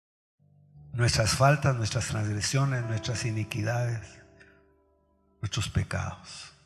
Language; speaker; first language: Spanish; native; Spanish